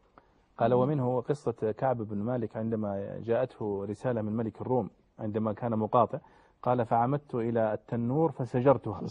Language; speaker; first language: Arabic; native; Arabic